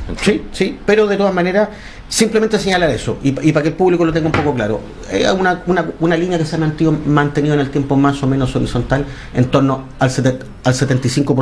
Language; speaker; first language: Spanish; native; Spanish